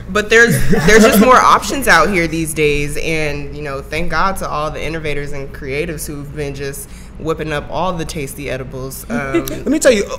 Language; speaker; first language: English; native; English